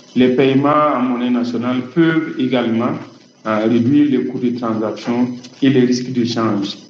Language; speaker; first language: French; non-native, local second language; Mossi